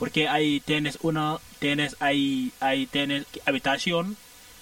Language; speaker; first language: Spanish; non-native, learner; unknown